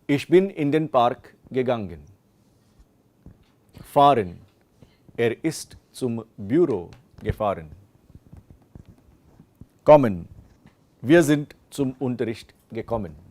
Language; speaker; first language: German; non-native, fluent; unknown